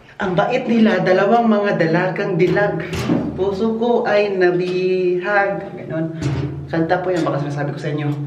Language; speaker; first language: Filipino; non-native, local second language; Cebuano